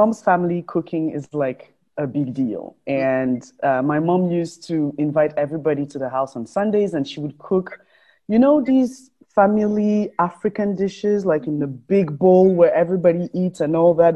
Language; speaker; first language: English; non-native, local second language; French